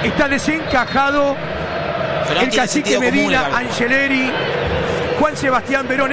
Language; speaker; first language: Spanish; native; Spanish